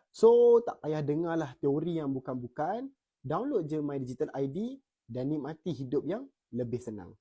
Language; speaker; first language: Malay; native; Malay